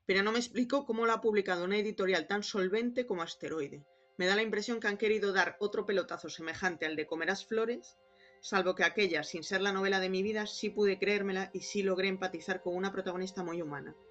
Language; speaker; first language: Spanish; non-native, local second language; Galician